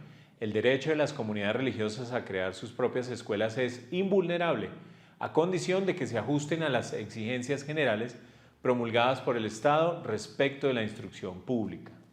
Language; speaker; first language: Spanish; native; Spanish